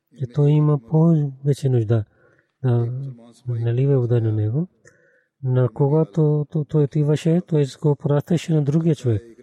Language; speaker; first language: Bulgarian; non-native, learner; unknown